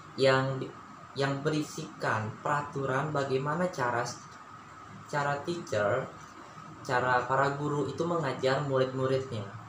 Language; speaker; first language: Indonesian; non-native, local second language; Balinese